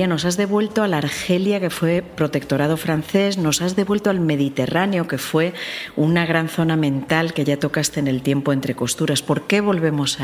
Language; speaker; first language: Spanish; native; Spanish